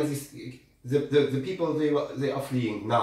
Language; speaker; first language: English; non-native, learner; German